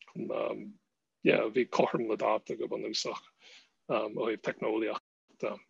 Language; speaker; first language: Irish; non-native, fluent; English